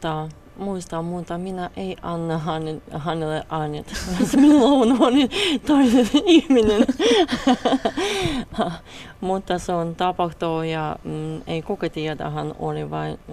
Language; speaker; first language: Finnish; non-native, learner; Russian